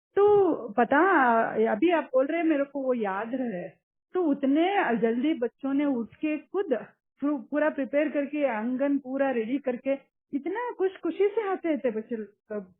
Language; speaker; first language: Hindi; non-native, learner; Kannada